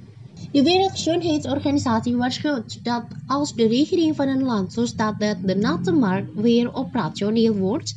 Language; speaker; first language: Dutch; non-native, fluent; Indonesian